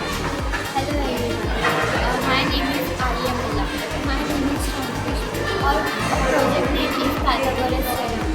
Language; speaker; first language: English; non-native, learner; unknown